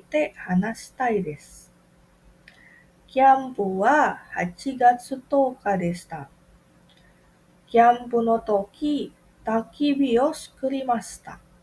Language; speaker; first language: Japanese; non-native, fluent; Indonesian